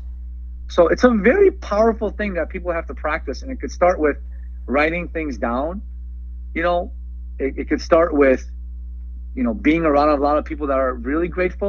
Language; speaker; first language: English; early bilingual, other home language; Persian